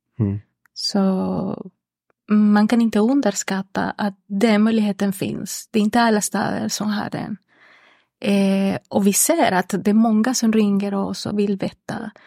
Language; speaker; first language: Swedish; non-native, fluent; Spanish